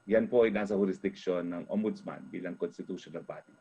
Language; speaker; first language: Filipino; native; Filipino